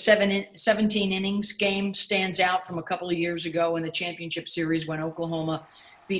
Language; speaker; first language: English; native; English